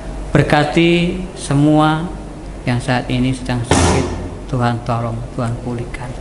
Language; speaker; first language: Indonesian; native; Indonesian